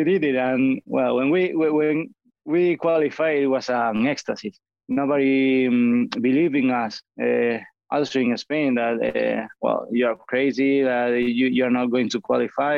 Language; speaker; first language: English; non-native, fluent; Spanish